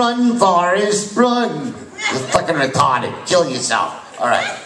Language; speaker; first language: English; native; English